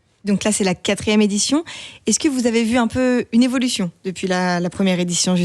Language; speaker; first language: French; native; French